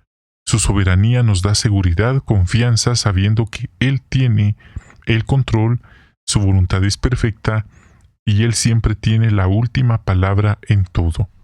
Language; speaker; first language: Spanish; native; Spanish